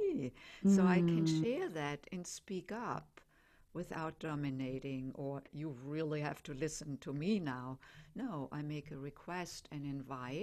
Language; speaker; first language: English; non-native, fluent; German